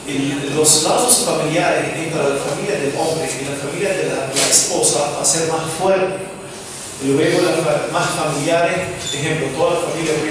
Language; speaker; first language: Spanish; non-native, fluent; Arabic